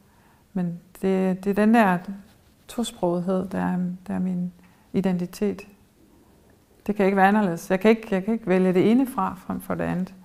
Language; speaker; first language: Danish; early bilingual, heritage; German